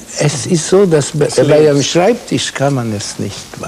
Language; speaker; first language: German; non-native, fluent; Hungarian